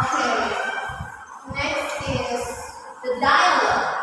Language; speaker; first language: English; non-native, local second language; Indonesian